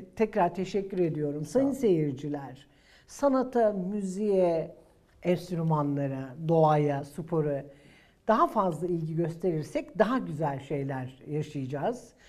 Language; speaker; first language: Turkish; native; Turkish